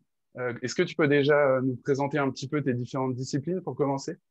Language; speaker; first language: French; native; French